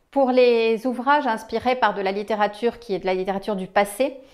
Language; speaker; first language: French; native; French